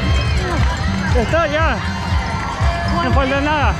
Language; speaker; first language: Spanish; native; Spanish